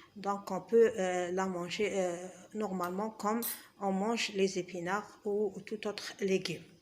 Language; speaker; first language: French; non-native, local second language; Arabic